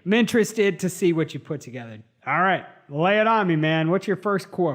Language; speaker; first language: English; native; English